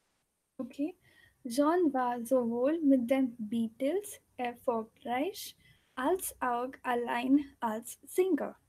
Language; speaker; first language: German; non-native, fluent; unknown